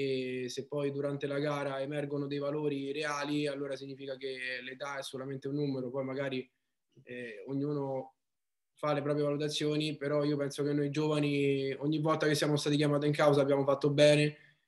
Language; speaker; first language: Italian; native; Italian